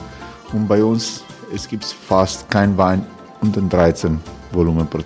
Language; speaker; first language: German; non-native, learner; Croatian